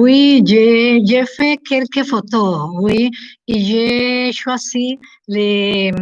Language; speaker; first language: French; non-native, learner; Spanish